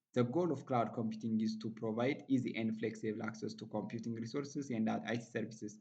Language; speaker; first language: English; non-native, local second language; Amharic